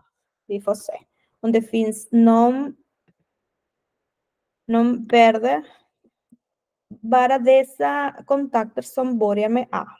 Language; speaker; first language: Swedish; non-native, fluent; Spanish